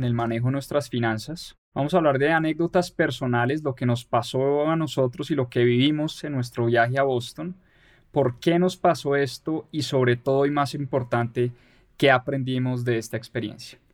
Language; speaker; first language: Spanish; native; Spanish